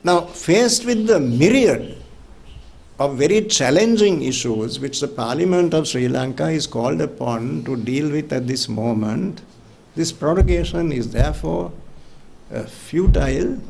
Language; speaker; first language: English; non-native, local second language; Sinhala